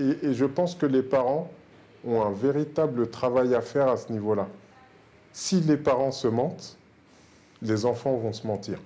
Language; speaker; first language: French; native; French